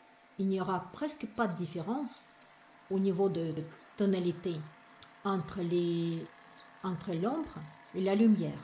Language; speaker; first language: French; non-native, fluent; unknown